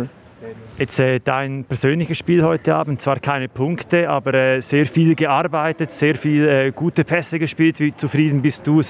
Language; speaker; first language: German; native; German